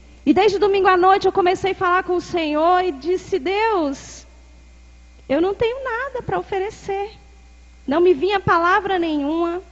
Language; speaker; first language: Portuguese; native; Portuguese